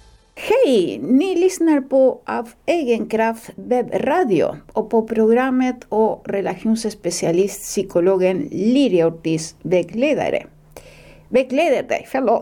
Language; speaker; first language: Swedish; non-native, fluent; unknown